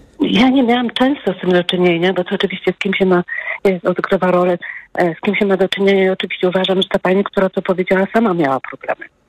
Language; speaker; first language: Polish; native; Polish